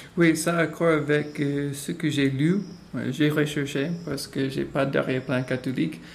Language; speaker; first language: French; non-native, fluent; English